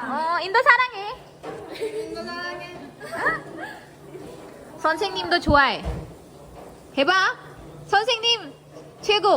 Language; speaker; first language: Korean; non-native, learner; Hindi